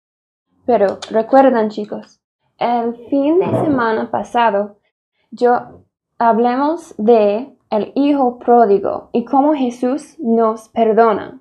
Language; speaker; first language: Spanish; non-native, fluent; English